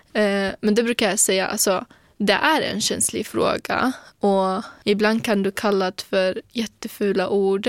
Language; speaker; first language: Swedish; non-native, fluent; Kurdish